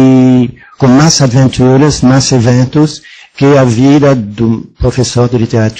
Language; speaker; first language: Portuguese; non-native, fluent; French